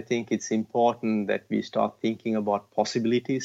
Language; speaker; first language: English; non-native, local second language; Tamil